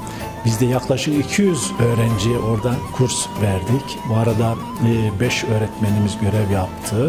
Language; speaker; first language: Turkish; native; Turkish